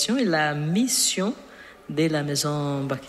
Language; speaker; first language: French; non-native, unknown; Portuguese